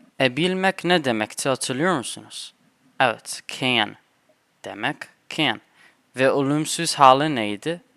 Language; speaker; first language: Turkish; non-native, fluent; English